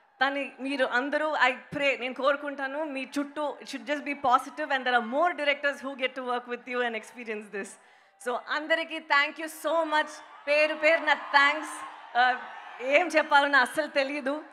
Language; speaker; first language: Telugu; non-native, local second language; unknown